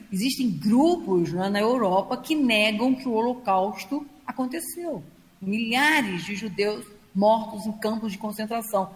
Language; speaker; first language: Portuguese; native; Portuguese